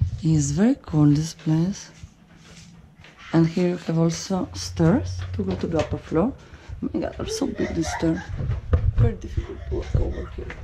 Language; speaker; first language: English; non-native, fluent; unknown